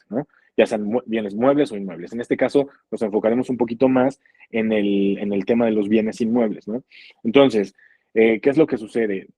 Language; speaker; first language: Spanish; native; Spanish